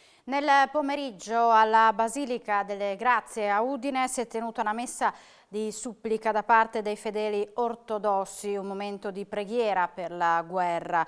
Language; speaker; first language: Italian; native; Italian